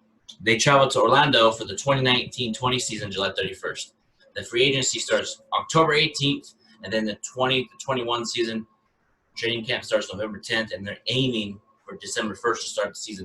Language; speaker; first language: English; native; English